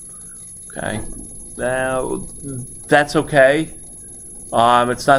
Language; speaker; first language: English; native; English